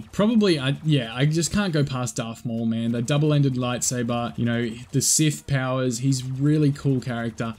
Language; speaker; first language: English; native; English